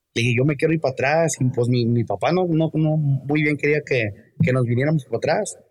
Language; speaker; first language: Spanish; early bilingual, heritage; Spanish